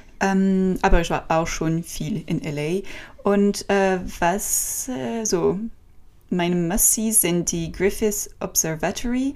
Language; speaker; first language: German; non-native, learner; French